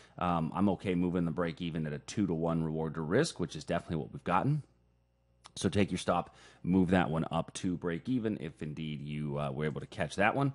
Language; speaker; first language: English; native; English